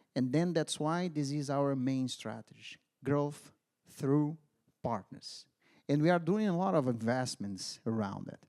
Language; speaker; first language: English; non-native, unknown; Portuguese